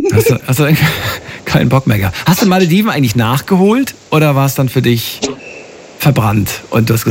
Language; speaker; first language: German; native; German